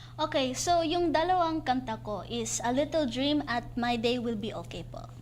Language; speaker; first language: Filipino; early bilingual, heritage; Filipino